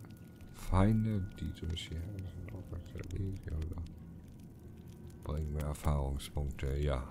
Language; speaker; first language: German; native; German